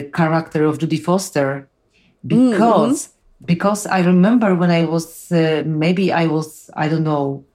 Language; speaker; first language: English; non-native, fluent; Polish